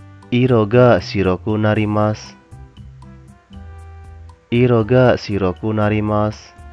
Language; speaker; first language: Japanese; non-native, fluent; Indonesian